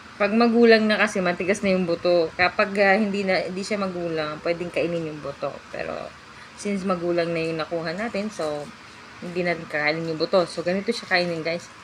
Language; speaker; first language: Filipino; non-native, local second language; Cebuano